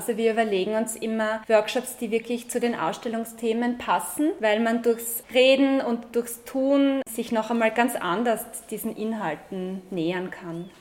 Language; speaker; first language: German; native; German